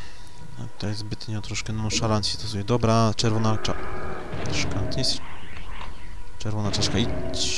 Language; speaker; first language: Polish; native; Polish